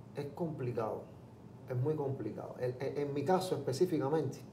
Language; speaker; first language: Spanish; native; Spanish